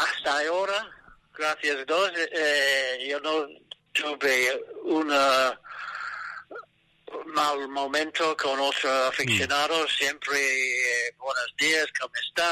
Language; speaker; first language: Spanish; non-native, learner; English